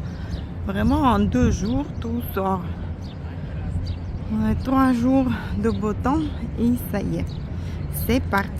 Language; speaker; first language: French; non-native, fluent; Russian